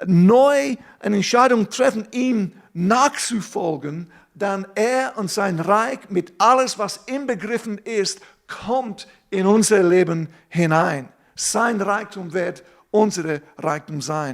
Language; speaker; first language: German; non-native, fluent; English